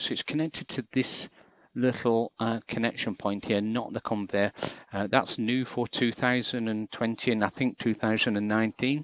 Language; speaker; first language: English; native; English